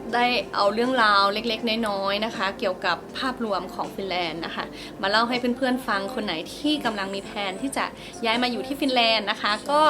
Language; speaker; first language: Thai; native; Thai